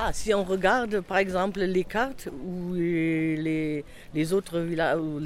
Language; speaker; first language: French; non-native, fluent; German